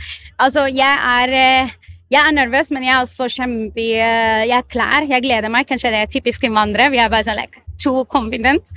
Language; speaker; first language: Norwegian; non-native, fluent; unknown